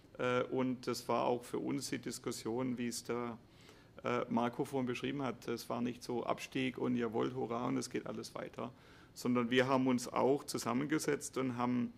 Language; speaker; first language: German; native; German